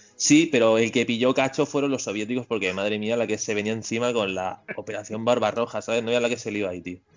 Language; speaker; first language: Spanish; native; Spanish